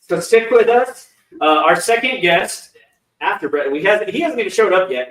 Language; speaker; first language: English; native; English